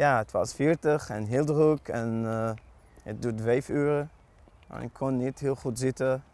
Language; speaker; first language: Dutch; non-native, learner; Arabic